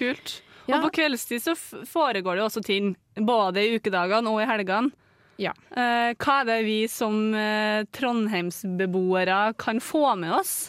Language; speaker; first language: Norwegian; native; Norwegian